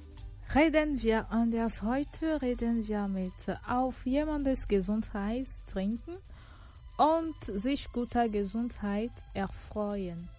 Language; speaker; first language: German; non-native, fluent; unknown